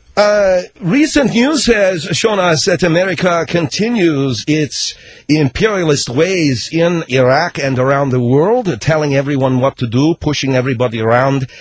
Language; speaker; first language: English; native; English